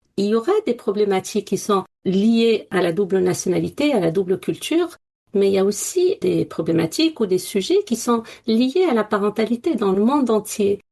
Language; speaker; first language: French; non-native, local second language; Arabic